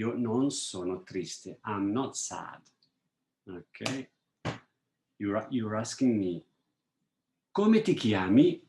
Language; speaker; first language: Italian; non-native, fluent; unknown